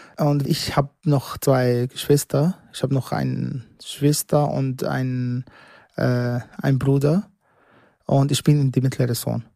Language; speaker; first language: German; non-native, learner; Arabic